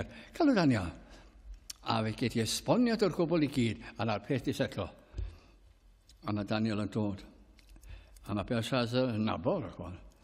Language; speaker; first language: Welsh; native; Welsh